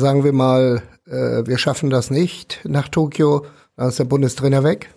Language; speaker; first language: German; native; German